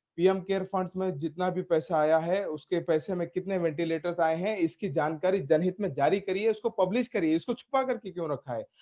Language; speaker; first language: Hindi; native; Hindi